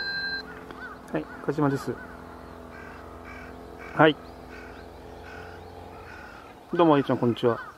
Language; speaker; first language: Japanese; native; Japanese